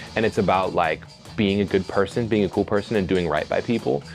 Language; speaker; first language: English; native; English